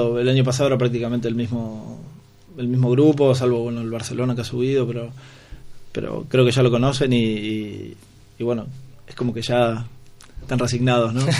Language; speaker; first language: Spanish; native; Spanish